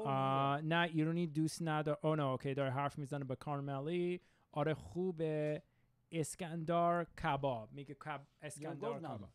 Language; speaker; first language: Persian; early bilingual, heritage; Persian